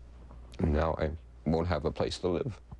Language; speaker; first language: English; native; English